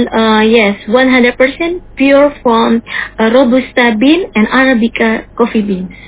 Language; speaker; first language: English; non-native, learner; Indonesian